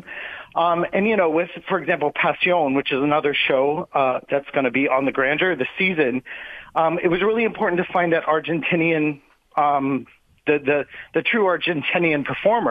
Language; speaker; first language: English; native; English